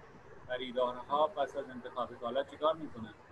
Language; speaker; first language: Persian; non-native, fluent; Urdu